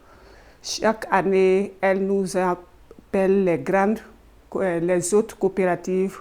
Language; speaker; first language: French; non-native, learner; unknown